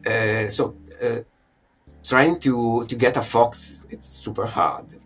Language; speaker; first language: English; non-native, fluent; Italian